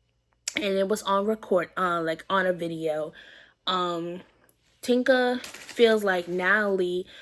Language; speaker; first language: English; native; English